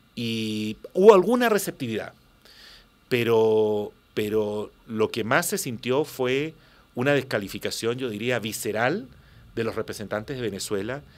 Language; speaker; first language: Spanish; native; Spanish